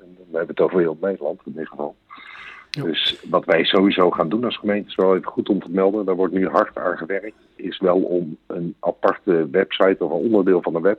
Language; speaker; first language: Dutch; native; Dutch